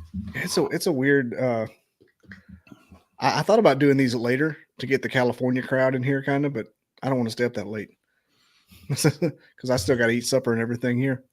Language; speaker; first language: English; native; English